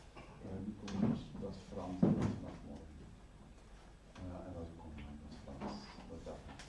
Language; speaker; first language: Dutch; non-native, learner; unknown